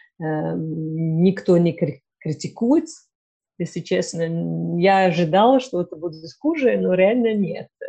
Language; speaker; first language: Russian; non-native, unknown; English